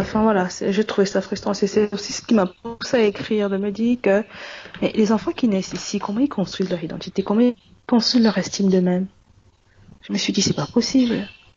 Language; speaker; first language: French; non-native, local second language; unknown